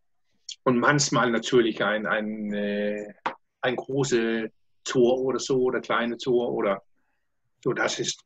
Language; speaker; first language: German; non-native, learner; Danish